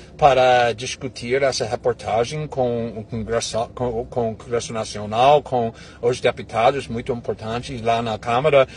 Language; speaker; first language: Portuguese; non-native, fluent; English